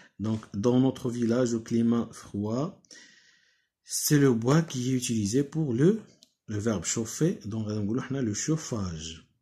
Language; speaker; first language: French; non-native, local second language; Arabic